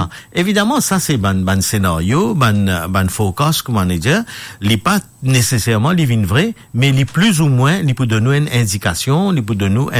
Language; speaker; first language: French; non-native, local second language; Morisyen